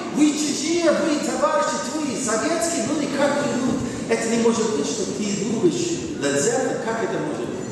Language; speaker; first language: Russian; non-native, fluent; English